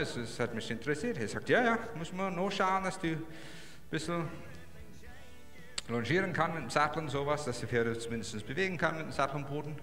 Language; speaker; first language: German; non-native, learner; English